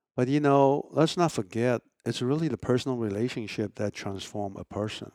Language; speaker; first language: English; early bilingual, other home language; Chinese